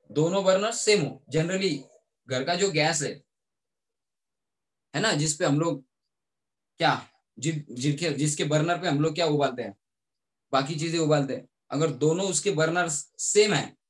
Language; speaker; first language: Hindi; native; Hindi